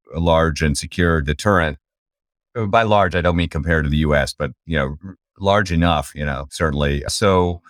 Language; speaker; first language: English; native; English